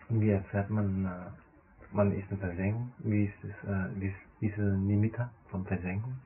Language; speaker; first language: German; non-native, fluent; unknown